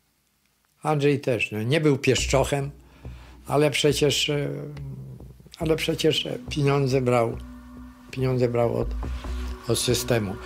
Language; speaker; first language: Polish; native; Polish